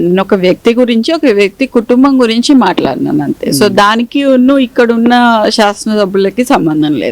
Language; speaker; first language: Telugu; native; Telugu